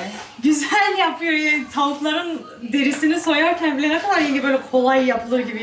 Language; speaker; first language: Turkish; native; Turkish